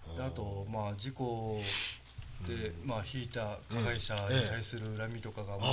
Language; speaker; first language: Japanese; native; Japanese